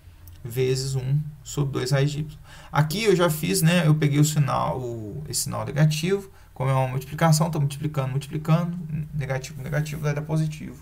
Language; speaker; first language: Portuguese; native; Portuguese